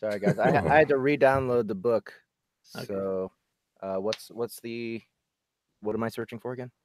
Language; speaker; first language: English; native; English